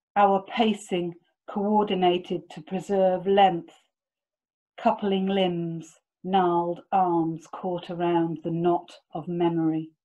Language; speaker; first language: English; native; English